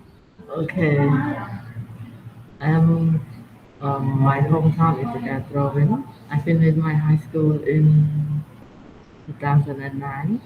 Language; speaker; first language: English; non-native, learner; Khmer